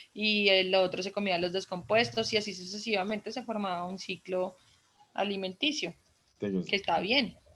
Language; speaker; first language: Spanish; native; Spanish